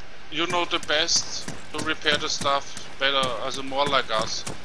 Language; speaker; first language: English; non-native, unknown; German